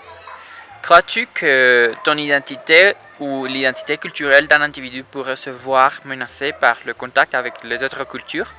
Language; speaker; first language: French; non-native, learner; Spanish